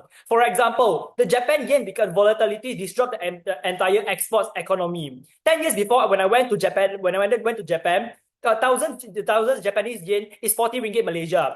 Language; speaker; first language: English; non-native, learner; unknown